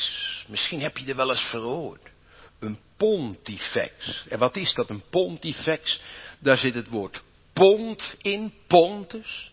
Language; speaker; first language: Dutch; native; Dutch